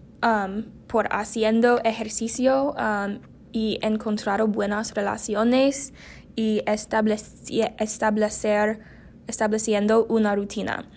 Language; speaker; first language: Spanish; non-native, learner; English